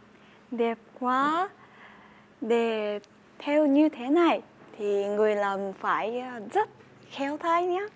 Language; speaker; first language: Vietnamese; non-native, fluent; Japanese